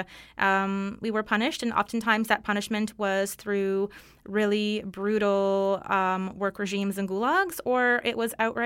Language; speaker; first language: English; non-native, fluent; Russian